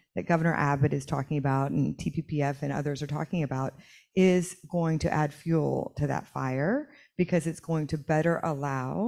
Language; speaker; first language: English; native; English